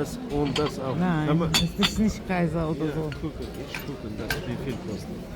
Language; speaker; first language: German; non-native, learner; Turkish